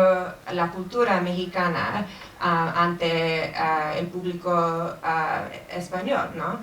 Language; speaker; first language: Spanish; non-native, fluent; English